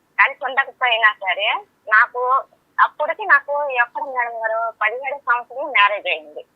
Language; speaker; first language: Telugu; native; Telugu